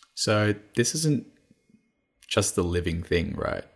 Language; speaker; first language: English; non-native, local second language; Cantonese